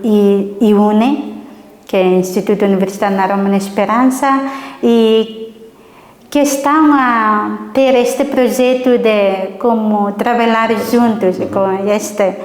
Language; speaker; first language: Portuguese; non-native, learner; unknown